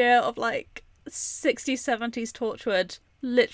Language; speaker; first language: English; native; English